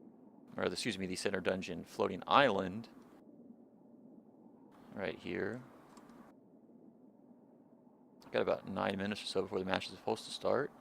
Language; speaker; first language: English; native; English